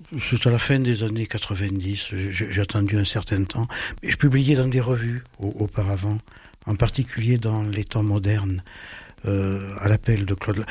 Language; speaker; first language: French; early bilingual, other home language; German